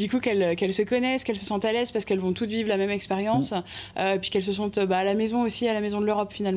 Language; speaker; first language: French; native; French